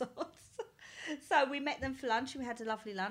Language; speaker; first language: English; native; English